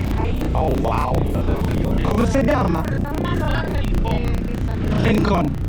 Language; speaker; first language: Spanish; non-native, learner; English